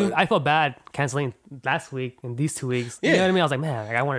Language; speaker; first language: English; native; English